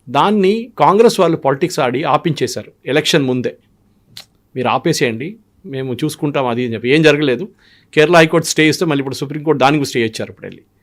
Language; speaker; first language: Telugu; non-native, local second language; Malayalam